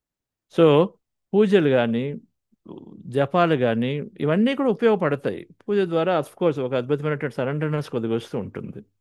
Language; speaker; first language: Telugu; native; Telugu